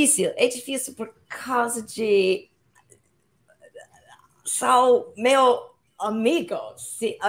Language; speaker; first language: Portuguese; non-native, learner; English